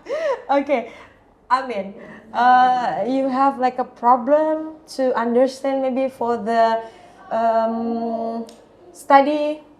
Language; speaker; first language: English; non-native, learner; Indonesian